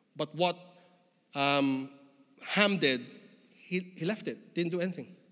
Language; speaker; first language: English; non-native, local second language; Filipino